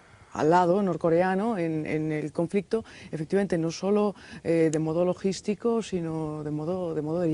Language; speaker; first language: Spanish; native; Spanish